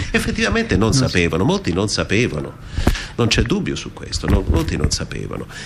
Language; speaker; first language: Italian; early bilingual, heritage; Italian